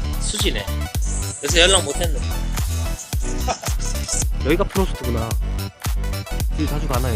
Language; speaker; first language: Korean; native; Korean